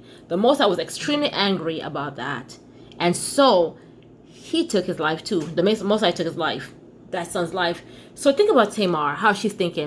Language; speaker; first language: English; native; English